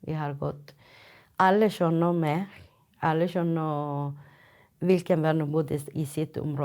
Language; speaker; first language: Norwegian; non-native, fluent; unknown